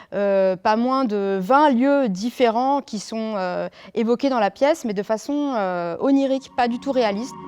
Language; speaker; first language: French; native; French